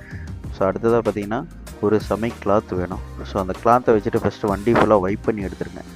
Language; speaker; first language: Tamil; native; Tamil